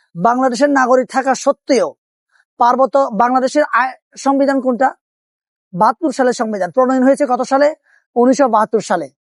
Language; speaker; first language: Bangla; non-native, local second language; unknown